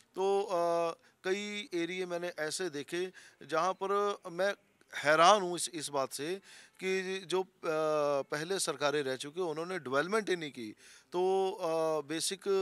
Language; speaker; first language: Hindi; non-native, local second language; Punjabi